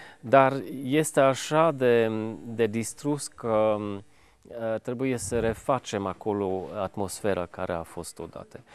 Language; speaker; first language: Romanian; non-native, fluent; Hungarian